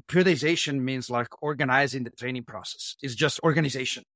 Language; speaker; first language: English; non-native, fluent; Italian